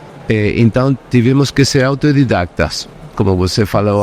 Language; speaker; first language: Portuguese; non-native, fluent; Spanish